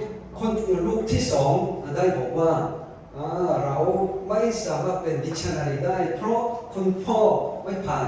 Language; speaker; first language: Thai; non-native, fluent; Korean